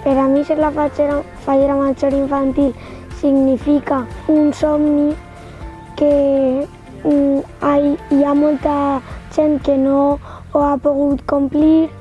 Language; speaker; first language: Catalan; non-native, local second language; Spanish